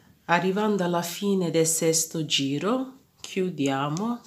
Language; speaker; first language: Italian; non-native, fluent; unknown